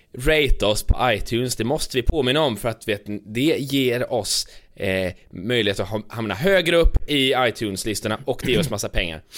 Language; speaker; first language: Swedish; native; Swedish